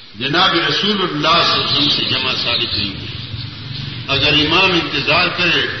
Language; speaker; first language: Urdu; non-native, local second language; Pashto